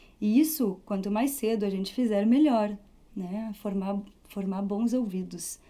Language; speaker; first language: Portuguese; early bilingual, heritage; Portuguese